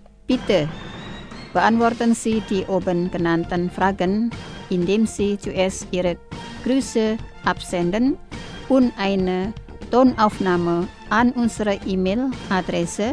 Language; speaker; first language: German; non-native, fluent; Indonesian